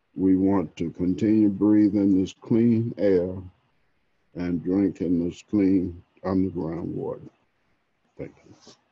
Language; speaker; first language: English; native; English